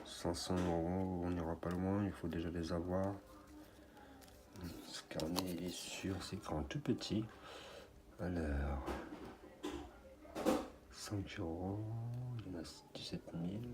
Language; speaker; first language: French; native; French